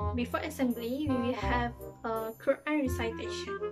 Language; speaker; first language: English; non-native, local second language; Malay